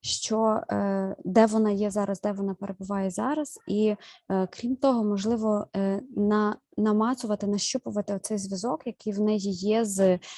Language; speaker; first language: Ukrainian; native; Ukrainian